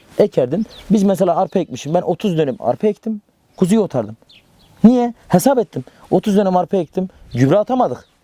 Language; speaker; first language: Turkish; native; Turkish